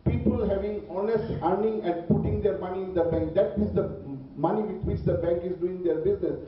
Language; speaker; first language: English; non-native, local second language; Bangla